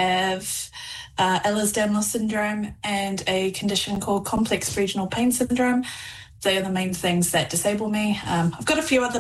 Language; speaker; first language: English; native; English